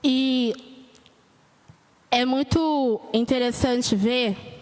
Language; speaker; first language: Portuguese; native; Portuguese